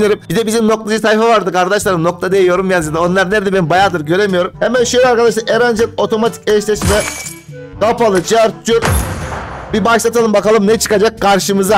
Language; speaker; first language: Turkish; native; Turkish